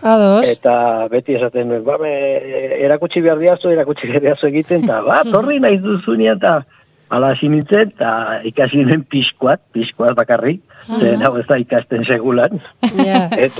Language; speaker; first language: Basque; non-native, local second language; Spanish